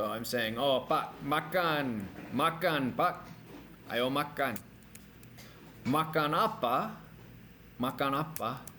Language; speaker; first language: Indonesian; non-native, fluent; English